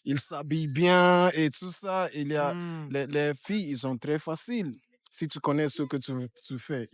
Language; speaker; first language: French; non-native, fluent; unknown